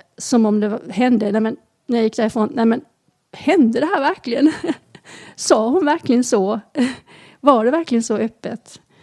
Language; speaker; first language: Swedish; native; Swedish